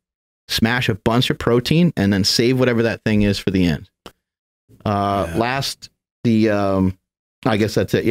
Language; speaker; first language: English; native; English